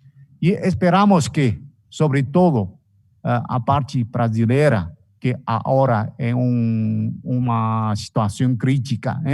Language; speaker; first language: Portuguese; non-native, fluent; Chinese